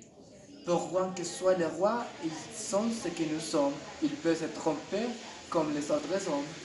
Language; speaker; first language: French; non-native, learner; Spanish